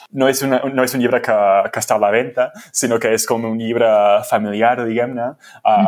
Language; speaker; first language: Catalan; non-native, fluent; English